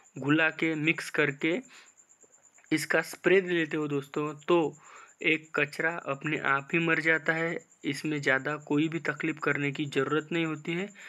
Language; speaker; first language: Hindi; non-native, local second language; Marathi